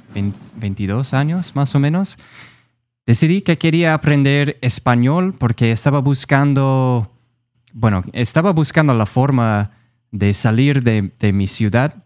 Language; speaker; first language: Spanish; non-native, fluent; English